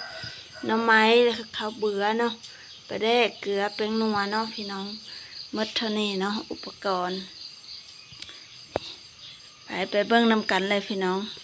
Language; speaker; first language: Thai; non-native, local second language; Lao